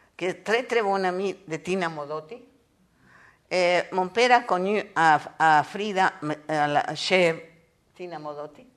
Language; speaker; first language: French; non-native, learner; Spanish